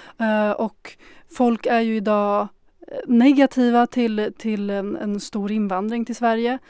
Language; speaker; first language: Swedish; early bilingual, other home language; Arabic